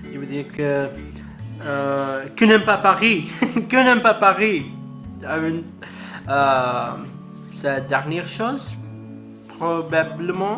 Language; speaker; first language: French; non-native, learner; Urdu